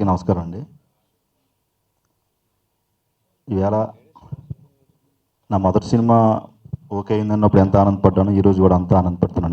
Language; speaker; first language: Telugu; native; Telugu